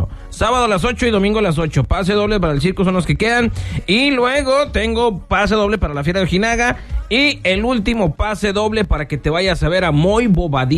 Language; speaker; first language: Spanish; native; Spanish